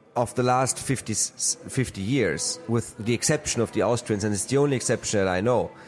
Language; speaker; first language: English; non-native, fluent; German